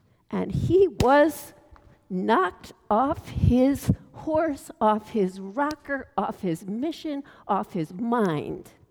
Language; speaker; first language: English; native; English